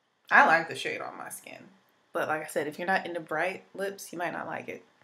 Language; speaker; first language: English; native; English